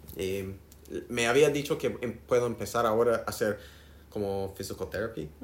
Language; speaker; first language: Spanish; non-native, learner; English